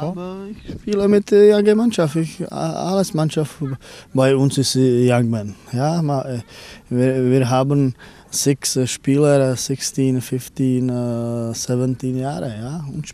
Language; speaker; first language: German; non-native, learner; Greek